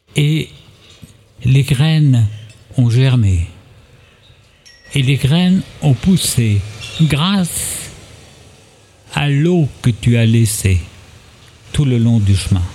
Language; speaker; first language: French; native; French